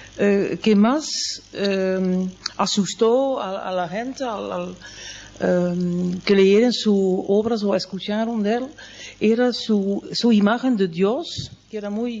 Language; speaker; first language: Spanish; non-native, fluent; Dutch